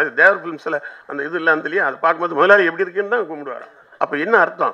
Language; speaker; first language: Tamil; native; Tamil